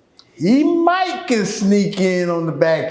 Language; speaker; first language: English; native; English